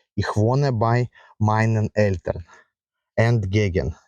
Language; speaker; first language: German; non-native, fluent; Ukrainian